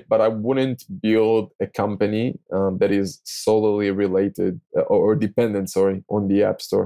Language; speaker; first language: English; non-native, fluent; Hebrew